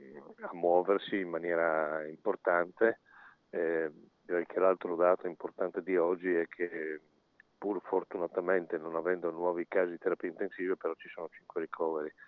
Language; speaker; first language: Italian; native; Italian